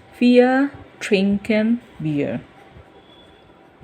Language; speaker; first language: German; non-native, learner; Bangla